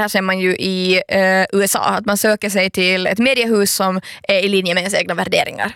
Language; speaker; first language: Swedish; native; Swedish